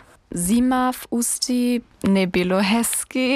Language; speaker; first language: Czech; non-native, learner; German